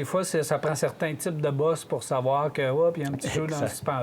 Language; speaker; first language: French; native; French